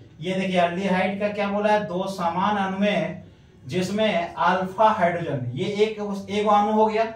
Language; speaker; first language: Hindi; native; Hindi